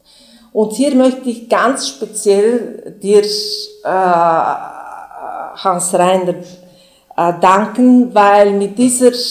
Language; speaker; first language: German; non-native, fluent; Bulgarian